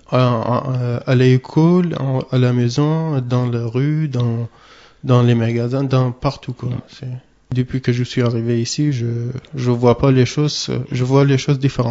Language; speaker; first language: French; non-native, learner; Arabic